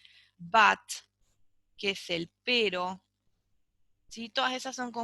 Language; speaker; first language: Spanish; native; Spanish